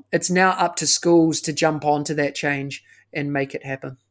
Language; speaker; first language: English; native; English